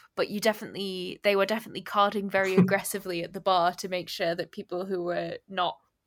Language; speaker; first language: English; native; English